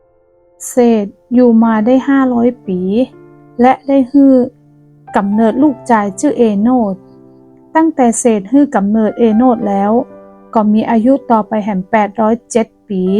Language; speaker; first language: Thai; non-native, local second language; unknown